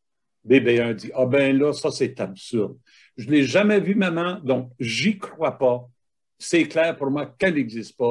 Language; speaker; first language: French; native; French